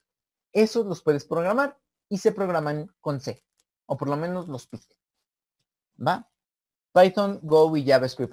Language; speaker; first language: Spanish; native; Spanish